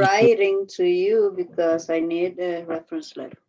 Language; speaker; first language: English; non-native, learner; Spanish